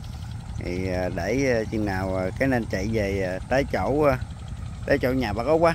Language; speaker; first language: Vietnamese; native; Vietnamese